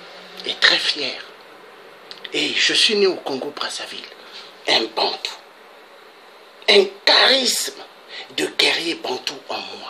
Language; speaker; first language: French; non-native, local second language; Kongo